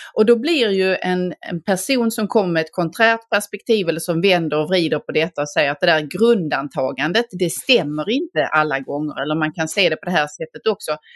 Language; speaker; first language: Swedish; native; Swedish